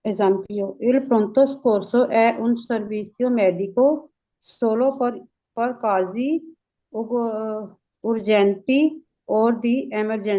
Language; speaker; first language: Italian; non-native, learner; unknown